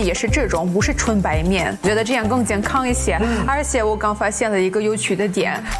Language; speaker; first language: Chinese; non-native, fluent; Russian